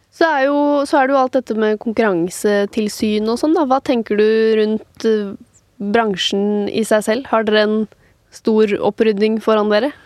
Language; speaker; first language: Norwegian; native; Norwegian